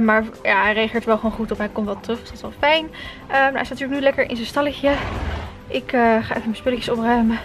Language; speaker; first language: Dutch; native; Dutch